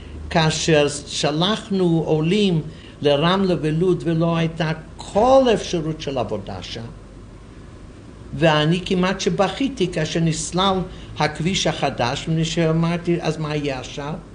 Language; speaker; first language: Hebrew; non-native, fluent; English